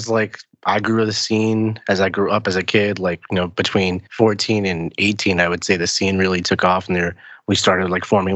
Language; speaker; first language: English; native; English